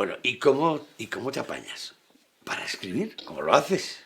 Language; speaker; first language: Spanish; native; Spanish